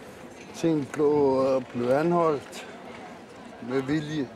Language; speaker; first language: Danish; non-native, local second language; Kalaallisut